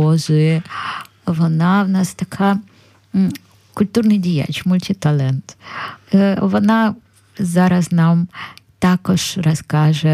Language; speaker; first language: Ukrainian; native; Ukrainian